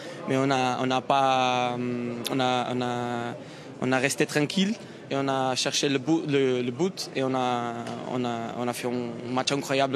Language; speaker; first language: French; non-native, fluent; Portuguese